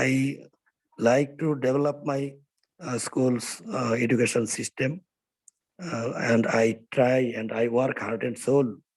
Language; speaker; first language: English; non-native, learner; Bangla